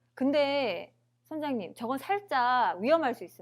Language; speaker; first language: Korean; native; Korean